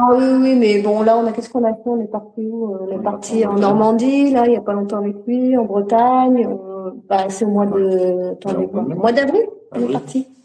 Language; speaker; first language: French; native; French